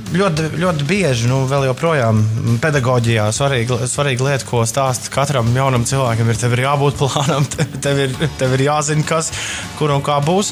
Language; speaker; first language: Latvian; native; Latvian